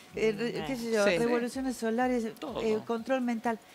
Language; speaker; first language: Spanish; native; Spanish